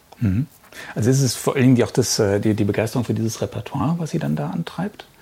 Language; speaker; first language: German; native; German